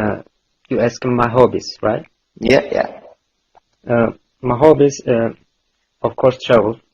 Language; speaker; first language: English; non-native, learner; Turkish